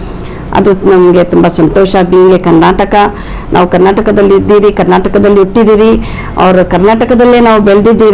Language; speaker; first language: Kannada; non-native, local second language; Urdu